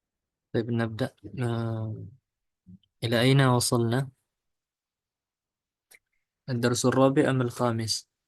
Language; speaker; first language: Arabic; non-native, fluent; Indonesian